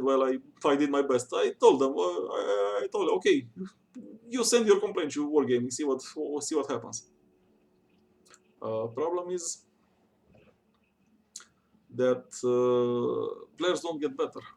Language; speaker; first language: English; non-native, fluent; Romanian